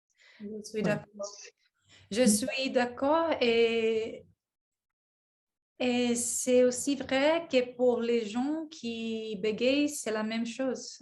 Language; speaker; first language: French; non-native, learner; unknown